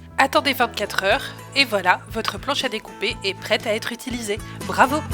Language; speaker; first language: French; native; French